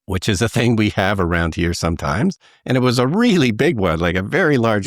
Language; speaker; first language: English; native; English